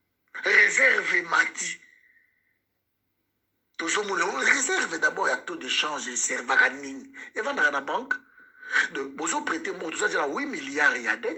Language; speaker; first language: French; non-native, local second language; Lingala